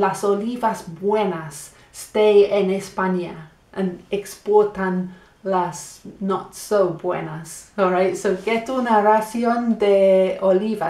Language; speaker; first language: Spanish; non-native, fluent; English